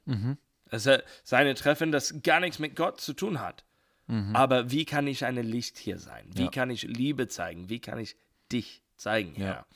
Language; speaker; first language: German; non-native, learner; English